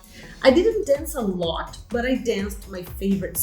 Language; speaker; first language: English; non-native, fluent; Portuguese